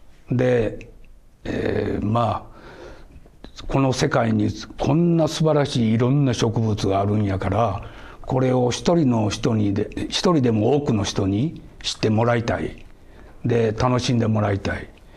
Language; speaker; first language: Japanese; native; Japanese